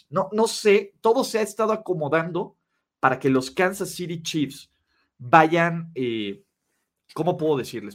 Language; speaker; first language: Spanish; native; Spanish